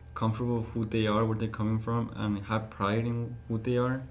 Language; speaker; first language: English; early bilingual, other home language; Spanish